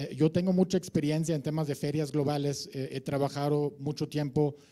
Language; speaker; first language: Spanish; non-native, fluent; German